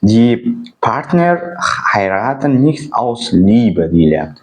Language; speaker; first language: German; non-native, fluent; Uzbek